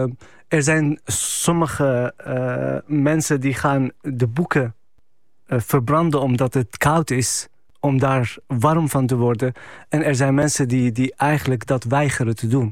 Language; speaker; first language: Dutch; non-native, fluent; Arabic